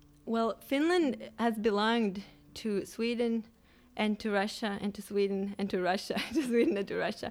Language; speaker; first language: English; non-native, fluent; Swedish